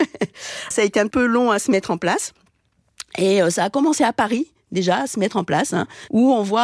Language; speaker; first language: French; native; French